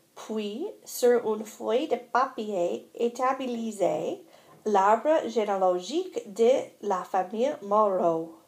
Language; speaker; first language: French; non-native, fluent; English